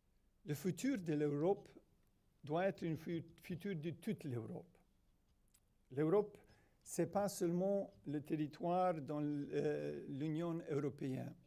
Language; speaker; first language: French; non-native, fluent; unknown